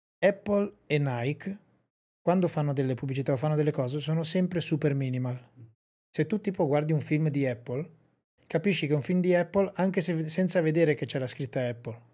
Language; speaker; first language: Italian; native; Italian